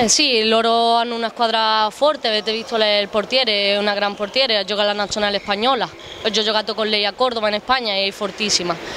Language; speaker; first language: Italian; non-native, learner; Spanish